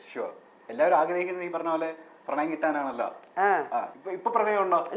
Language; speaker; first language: Malayalam; native; Malayalam